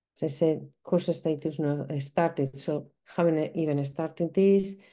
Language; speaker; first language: English; non-native, fluent; Spanish